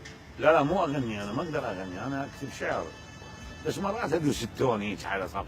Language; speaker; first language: Arabic; native; Arabic